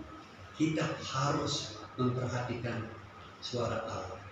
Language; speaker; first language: Indonesian; non-native, fluent; English